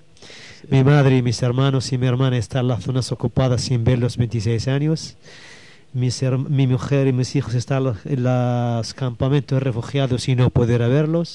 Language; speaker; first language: Spanish; non-native, local second language; Arabic